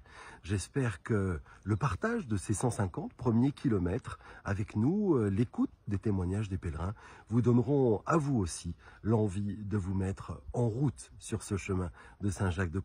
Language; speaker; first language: French; native; French